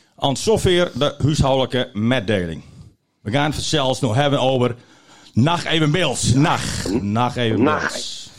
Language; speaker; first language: Dutch; non-native, local second language; Western Frisian